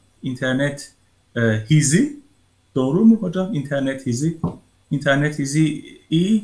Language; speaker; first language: Turkish; non-native, learner; Persian